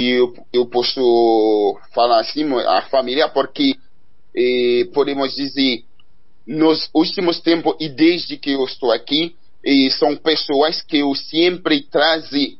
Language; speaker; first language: Portuguese; non-native, learner; Haitian Creole